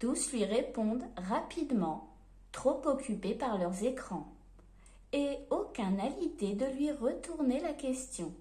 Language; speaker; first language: French; native; French